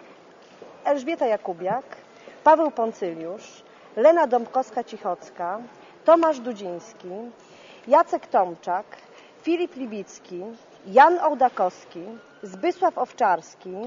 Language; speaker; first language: Polish; native; Polish